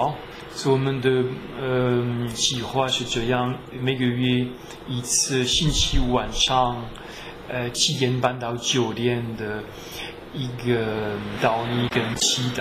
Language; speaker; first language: Chinese; non-native, fluent; French